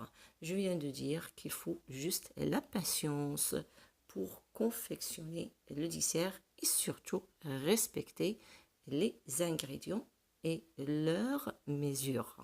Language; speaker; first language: French; non-native, local second language; Arabic